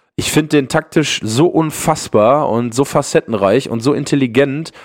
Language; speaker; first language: German; native; German